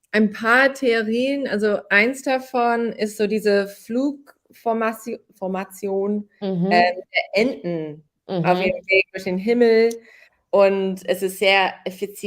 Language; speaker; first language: German; non-native, fluent; English